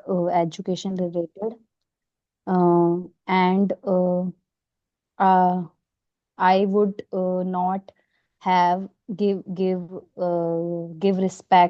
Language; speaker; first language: English; non-native, learner; Hindi